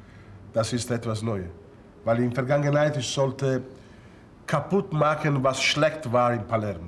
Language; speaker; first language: German; non-native, learner; Italian